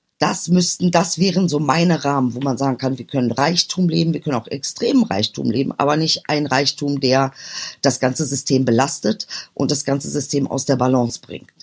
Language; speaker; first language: German; early bilingual, other home language; Turkish